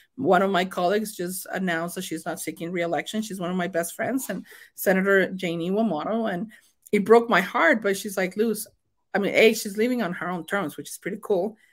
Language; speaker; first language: English; non-native, fluent; Spanish